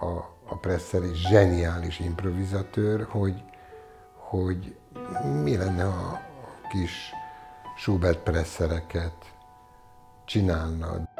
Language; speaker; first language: Hungarian; native; Hungarian